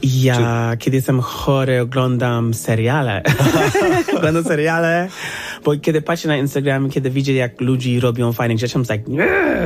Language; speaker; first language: Polish; non-native, fluent; English